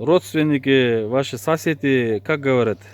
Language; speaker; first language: Russian; non-native, local second language; Kyrgyz